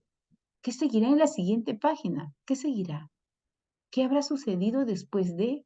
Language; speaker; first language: Spanish; native; Spanish